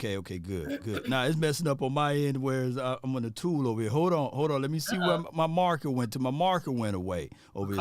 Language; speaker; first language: English; native; English